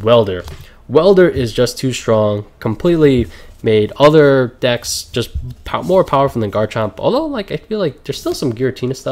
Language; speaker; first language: English; native; English